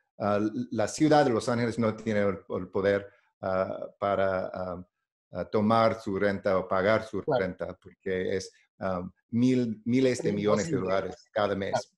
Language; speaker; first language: Spanish; non-native, learner; English